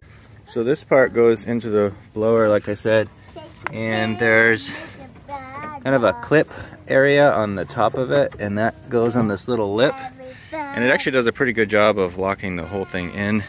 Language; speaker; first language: English; native; English